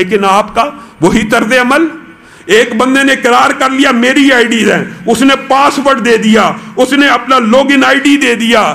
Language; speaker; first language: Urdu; non-native, local second language; Punjabi